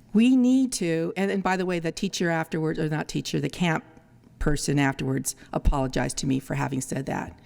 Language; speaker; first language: English; early bilingual, other home language; Spanish